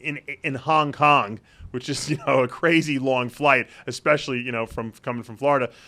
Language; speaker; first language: English; native; English